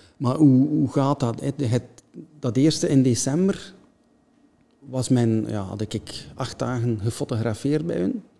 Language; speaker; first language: Dutch; native; Dutch